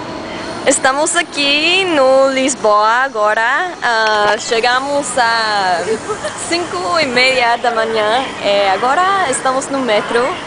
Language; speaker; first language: Portuguese; non-native, learner; English